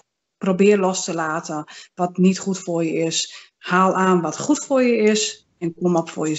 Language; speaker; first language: Dutch; native; Dutch